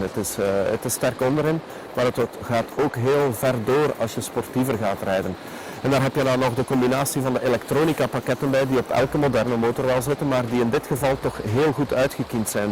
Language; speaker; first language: Dutch; native; Dutch